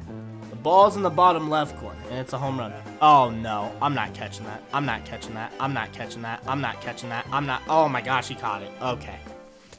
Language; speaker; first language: English; native; English